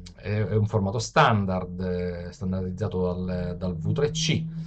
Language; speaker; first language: Italian; native; Italian